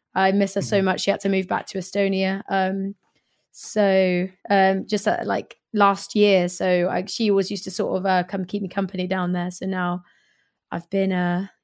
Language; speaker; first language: English; native; English